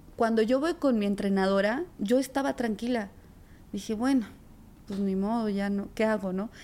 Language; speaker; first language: Spanish; native; Spanish